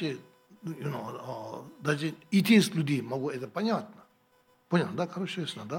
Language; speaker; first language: Russian; non-native, learner; Tibetan